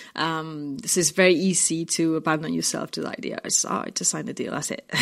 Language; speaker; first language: English; non-native, fluent; Spanish